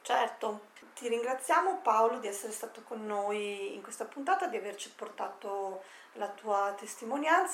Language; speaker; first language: Italian; native; Italian